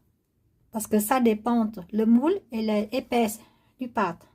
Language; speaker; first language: French; non-native, learner; Vietnamese